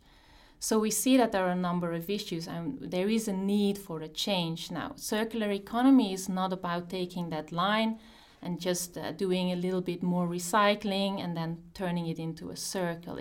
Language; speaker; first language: English; non-native, fluent; Dutch